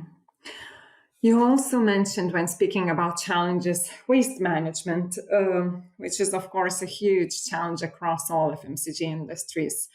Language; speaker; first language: English; non-native, fluent; Lithuanian